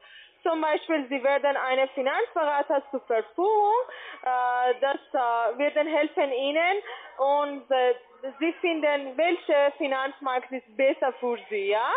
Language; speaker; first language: German; non-native, learner; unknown